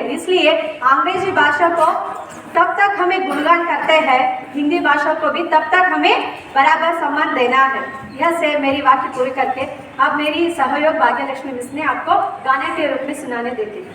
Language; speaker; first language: Hindi; non-native, local second language; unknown